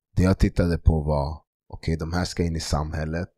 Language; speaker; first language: Swedish; native; Swedish